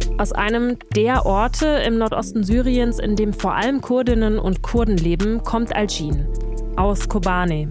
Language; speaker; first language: German; native; German